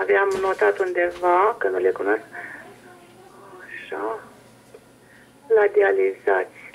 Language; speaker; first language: Romanian; native; Romanian